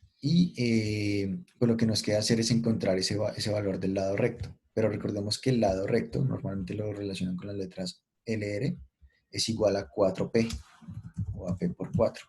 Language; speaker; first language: Spanish; native; Spanish